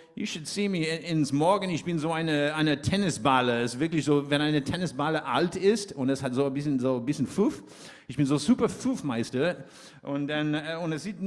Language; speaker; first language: German; non-native, fluent; English